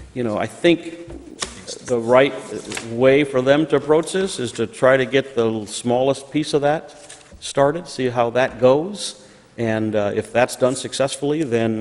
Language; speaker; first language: English; native; English